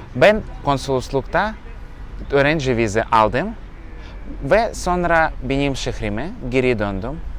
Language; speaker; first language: Turkish; non-native, learner; Russian